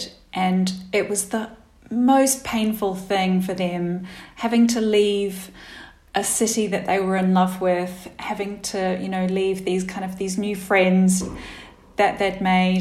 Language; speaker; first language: English; native; English